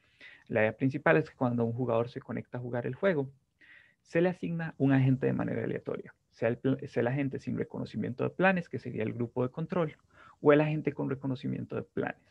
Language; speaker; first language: Spanish; native; Spanish